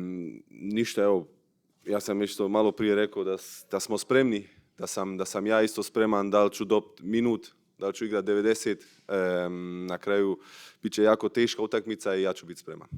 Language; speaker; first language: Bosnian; early bilingual, heritage; Bosnian